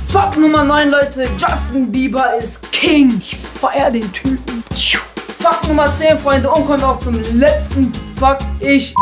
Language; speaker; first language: German; early bilingual, other home language; Kurdish